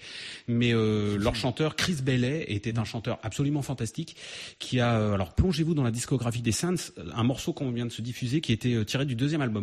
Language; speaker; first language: French; native; French